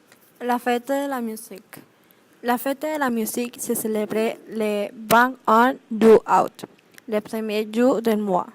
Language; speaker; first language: French; non-native, learner; Spanish